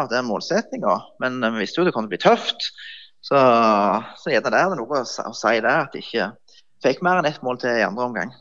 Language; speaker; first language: Norwegian; native; Norwegian